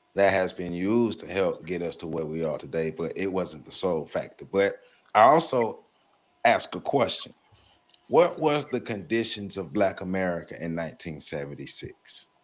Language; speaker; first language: English; native; English